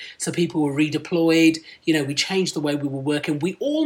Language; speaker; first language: English; non-native, local second language; Punjabi